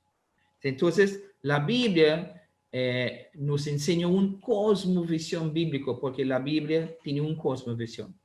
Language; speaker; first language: Spanish; non-native, learner; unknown